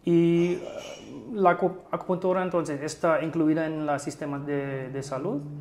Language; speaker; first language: Spanish; non-native, fluent; English